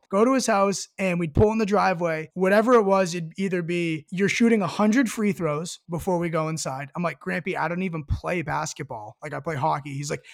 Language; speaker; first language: English; native; English